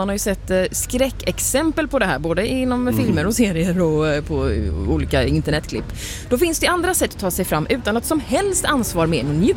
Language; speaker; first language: Swedish; native; Swedish